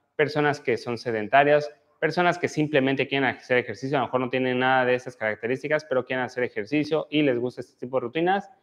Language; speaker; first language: Spanish; native; Spanish